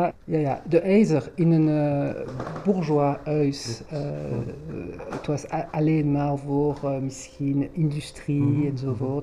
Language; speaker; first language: Dutch; non-native, local second language; French